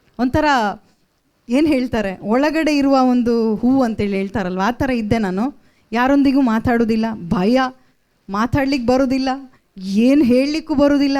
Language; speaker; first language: Kannada; non-native, local second language; Konkani